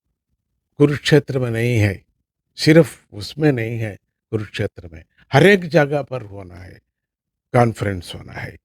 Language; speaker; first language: Hindi; non-native, local second language; Kannada